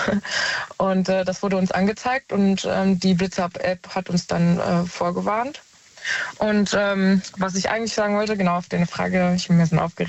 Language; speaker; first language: German; native; German